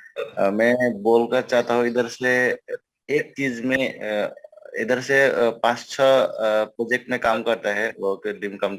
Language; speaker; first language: Hindi; non-native, learner; Bangla